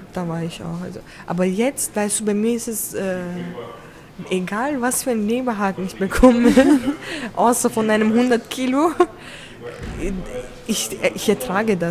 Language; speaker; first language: German; early bilingual, other home language; Turkish